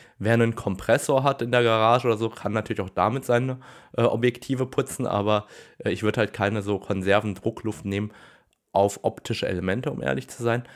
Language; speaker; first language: German; native; German